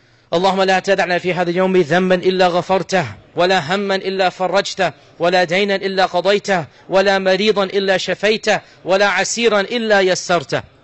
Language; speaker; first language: Arabic; non-native, fluent; English